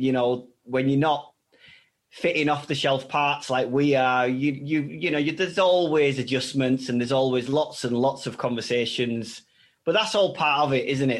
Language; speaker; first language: English; native; English